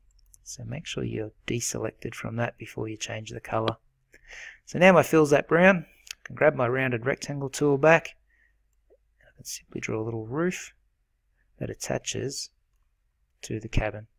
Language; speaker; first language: English; native; English